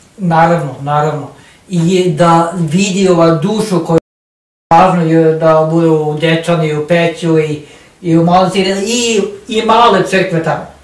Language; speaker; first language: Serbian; non-native, learner; Norwegian